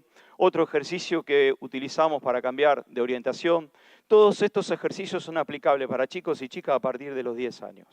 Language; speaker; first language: Spanish; native; Spanish